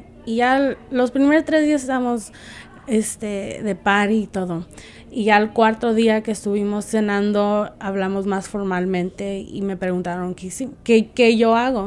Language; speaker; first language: Spanish; early bilingual, heritage; Spanish